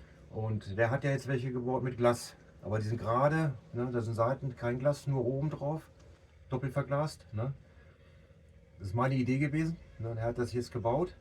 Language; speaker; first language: German; native; German